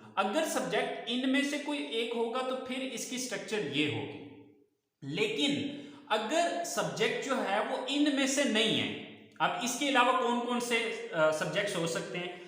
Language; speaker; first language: Urdu; native; Urdu